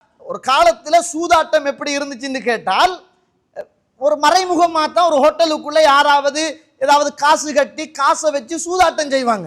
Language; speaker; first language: Tamil; native; Tamil